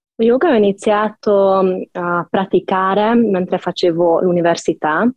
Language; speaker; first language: Italian; non-native, fluent; Hungarian